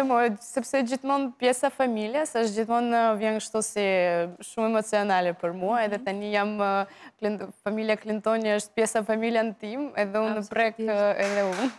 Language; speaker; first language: Albanian; non-native, learner; Russian